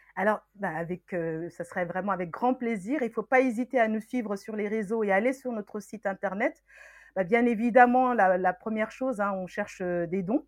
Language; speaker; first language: French; early bilingual, other home language; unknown